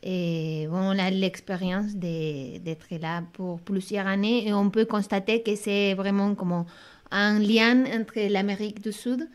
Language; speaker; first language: French; non-native, fluent; Spanish